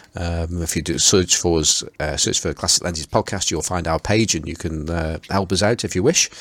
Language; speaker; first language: English; native; English